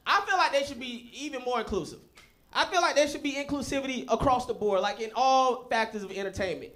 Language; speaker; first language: English; native; English